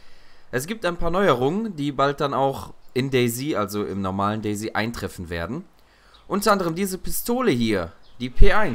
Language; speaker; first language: German; native; German